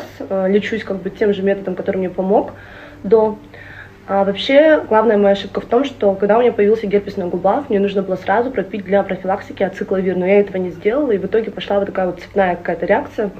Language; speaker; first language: Russian; native; Russian